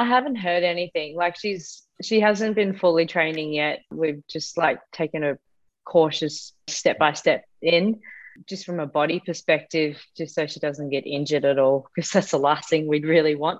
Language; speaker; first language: English; native; English